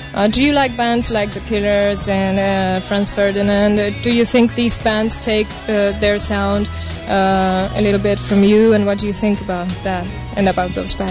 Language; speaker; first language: English; non-native, fluent; Spanish